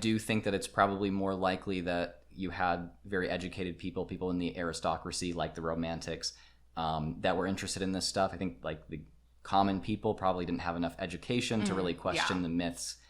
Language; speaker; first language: English; native; English